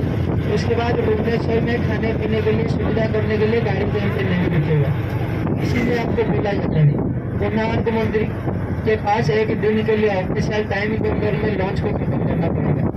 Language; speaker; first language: Hindi; non-native, local second language; Odia